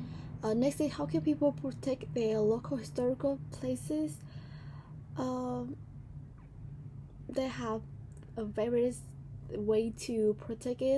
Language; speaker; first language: English; non-native, learner; Vietnamese